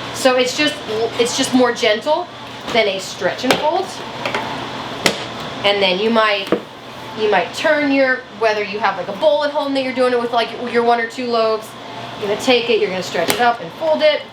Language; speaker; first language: English; native; English